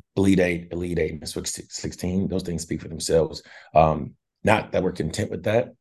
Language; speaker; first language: English; native; English